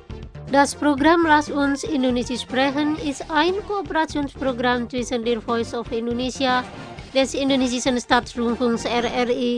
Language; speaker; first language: German; non-native, fluent; Indonesian